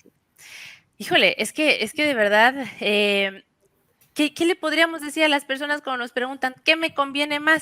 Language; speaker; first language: Spanish; native; Spanish